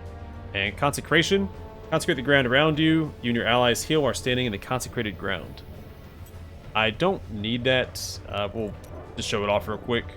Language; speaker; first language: English; native; English